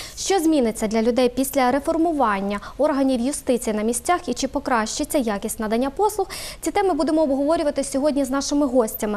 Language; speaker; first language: Ukrainian; native; Ukrainian